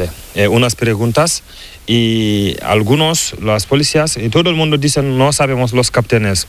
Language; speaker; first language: Spanish; non-native, learner; Fula